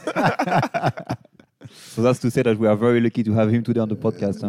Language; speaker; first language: English; non-native, fluent; French